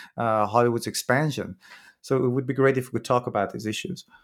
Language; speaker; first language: English; non-native, fluent; Persian